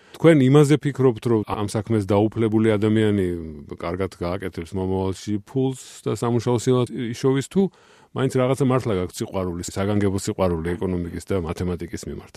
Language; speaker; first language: Georgian; native; Georgian